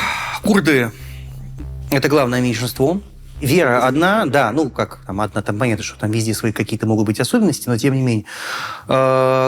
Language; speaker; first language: Russian; native; Russian